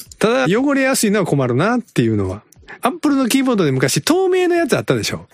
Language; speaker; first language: Japanese; native; Japanese